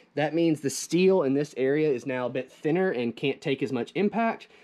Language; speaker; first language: English; native; English